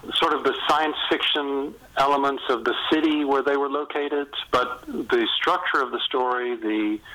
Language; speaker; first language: English; native; English